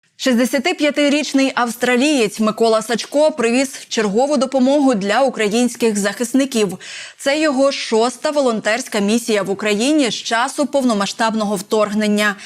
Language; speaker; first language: Ukrainian; native; Ukrainian